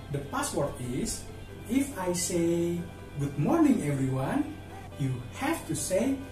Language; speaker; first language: English; non-native, fluent; Indonesian